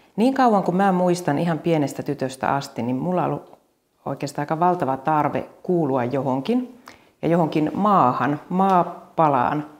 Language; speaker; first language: Finnish; native; Finnish